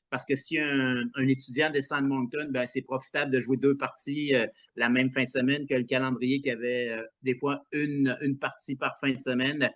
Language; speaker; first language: French; native; French